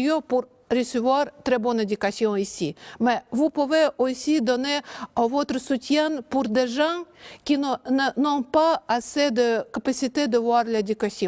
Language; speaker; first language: French; non-native, learner; Russian